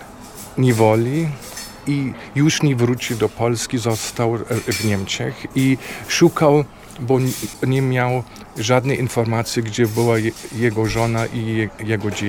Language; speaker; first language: Polish; non-native, fluent; German